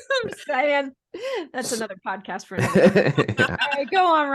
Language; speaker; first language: English; native; English